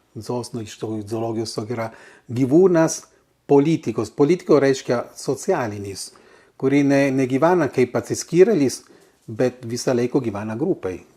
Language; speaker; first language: Lithuanian; non-native, fluent; Italian